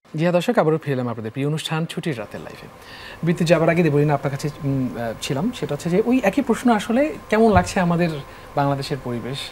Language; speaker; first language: Bangla; native; Bangla